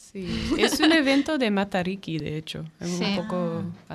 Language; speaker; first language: Spanish; non-native, fluent; English